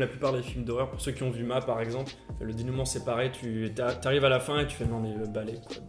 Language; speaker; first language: French; native; French